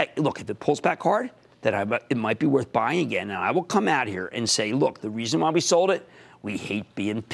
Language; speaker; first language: English; native; English